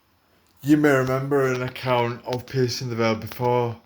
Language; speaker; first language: English; native; English